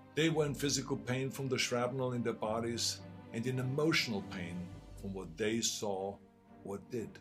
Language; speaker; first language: English; non-native, fluent; German